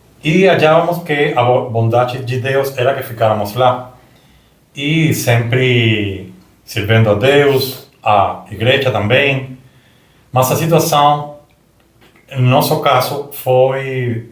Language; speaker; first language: Portuguese; non-native, learner; Spanish